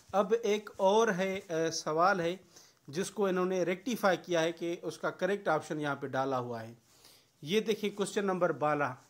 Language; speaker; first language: Urdu; non-native, local second language; Sindhi